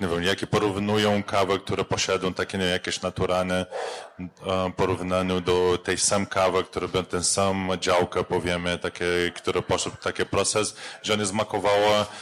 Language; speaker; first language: Polish; non-native, learner; Portuguese